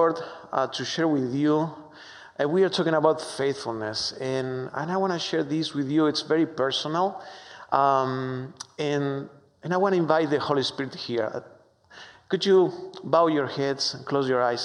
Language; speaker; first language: English; non-native, fluent; Spanish